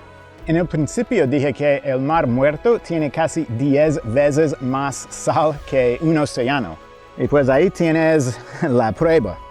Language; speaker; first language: Spanish; non-native, fluent; English